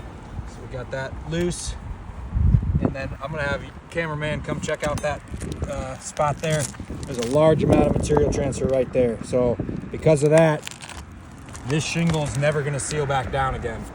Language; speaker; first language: English; native; English